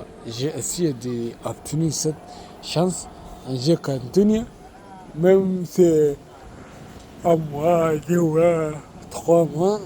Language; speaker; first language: French; non-native, learner; Arabic